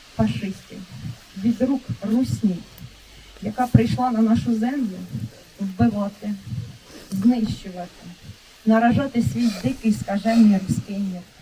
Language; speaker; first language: Ukrainian; native; Ukrainian